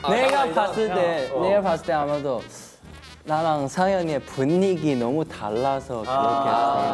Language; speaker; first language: Korean; non-native, fluent; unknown